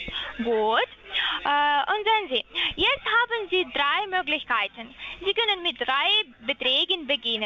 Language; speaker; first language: German; non-native, learner; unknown